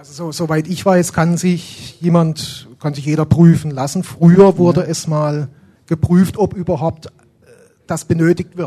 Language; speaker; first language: German; native; German